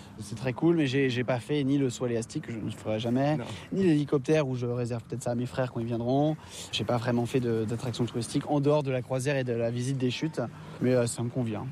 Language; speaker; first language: French; native; French